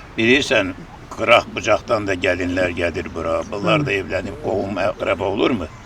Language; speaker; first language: Azerbaijani; non-native, local second language; Lezghian